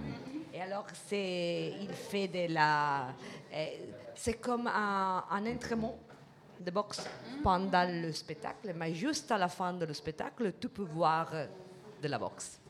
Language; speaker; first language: French; non-native, fluent; Italian